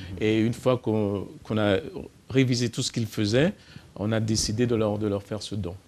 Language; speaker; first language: French; non-native, fluent; English